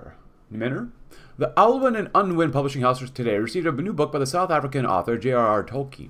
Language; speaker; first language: English; native; English